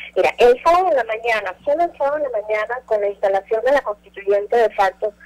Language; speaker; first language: Spanish; native; Spanish